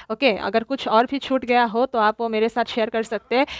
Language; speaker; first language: Hindi; non-native, local second language; Assamese